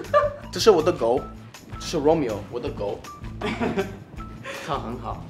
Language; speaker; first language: Chinese; non-native, learner; English